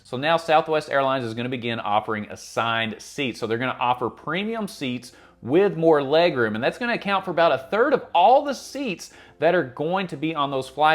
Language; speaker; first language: English; native; English